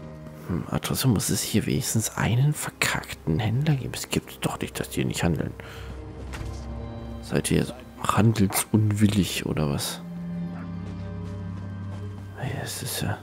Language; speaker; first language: German; native; German